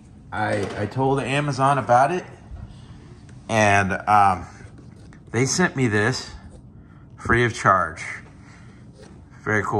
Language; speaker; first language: English; native; English